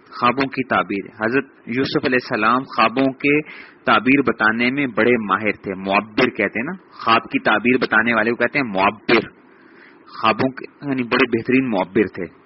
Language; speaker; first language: Urdu; native; Urdu